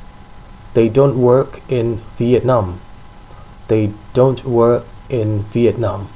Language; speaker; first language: English; non-native, fluent; Indonesian